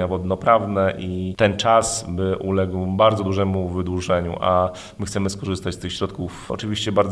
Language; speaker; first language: Polish; native; Polish